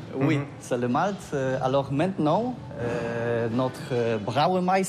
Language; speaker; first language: French; non-native, learner; Polish